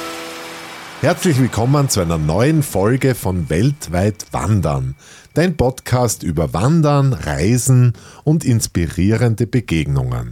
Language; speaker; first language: German; native; German